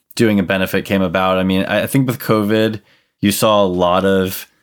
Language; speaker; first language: English; native; English